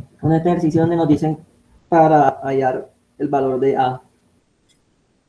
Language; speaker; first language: Spanish; native; Spanish